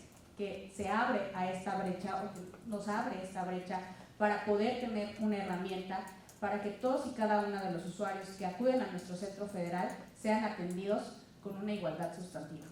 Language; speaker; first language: Spanish; native; Spanish